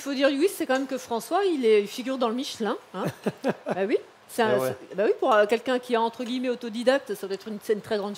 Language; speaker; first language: French; native; French